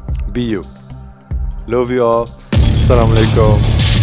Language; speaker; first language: English; non-native, local second language; Malay